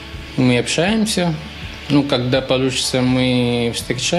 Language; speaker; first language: Russian; non-native, fluent; Portuguese